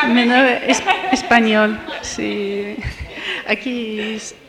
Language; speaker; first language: Spanish; non-native, learner; Russian